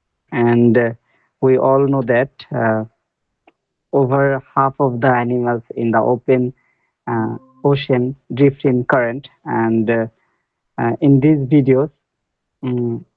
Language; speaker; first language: English; non-native, learner; Bangla